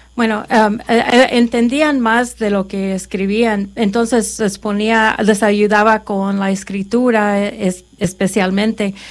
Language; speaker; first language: Spanish; native; Spanish